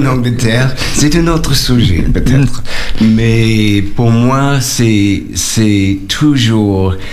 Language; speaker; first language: French; non-native, learner; English